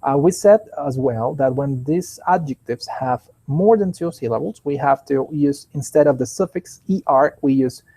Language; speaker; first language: English; non-native, fluent; Spanish